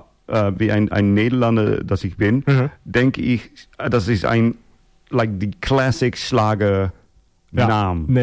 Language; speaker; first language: German; non-native, learner; Dutch